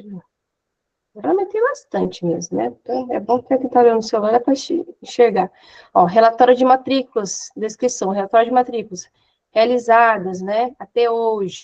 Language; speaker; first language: Portuguese; native; Portuguese